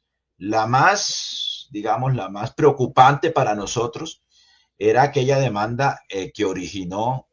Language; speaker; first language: Spanish; native; Spanish